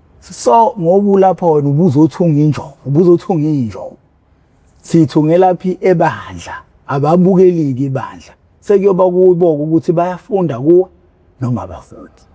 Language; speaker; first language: Zulu; native; Zulu